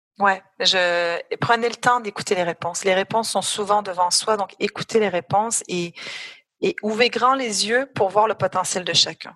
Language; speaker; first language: French; native; French